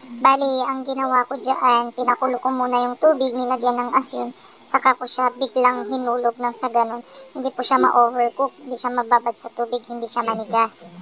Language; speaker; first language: Filipino; non-native, local second language; Pangasinan